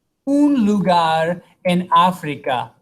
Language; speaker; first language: Spanish; non-native, fluent; English